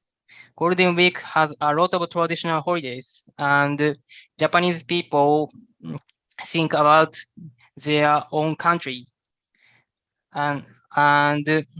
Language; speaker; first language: English; non-native, learner; Japanese